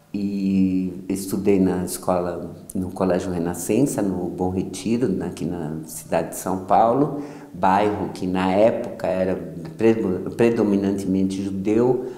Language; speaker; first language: Portuguese; early bilingual, other home language; Yiddish